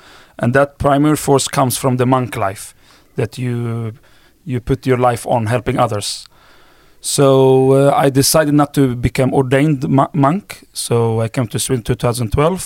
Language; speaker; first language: English; non-native, fluent; Swedish